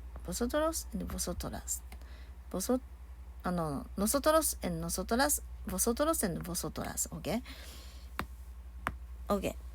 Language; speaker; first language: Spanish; non-native, learner; Japanese